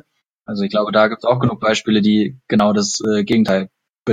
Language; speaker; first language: German; native; German